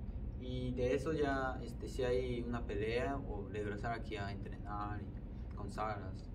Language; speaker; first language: Spanish; non-native, fluent; Japanese